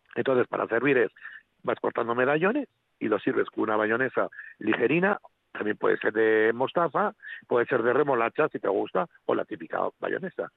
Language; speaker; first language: Spanish; native; Spanish